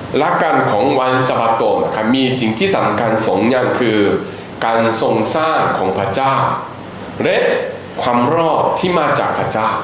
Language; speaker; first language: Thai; non-native, fluent; Korean